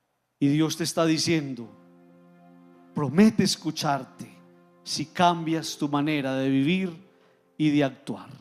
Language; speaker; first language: Spanish; native; Spanish